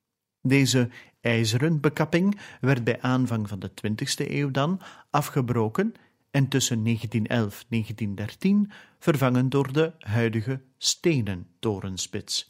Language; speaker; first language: Dutch; native; Dutch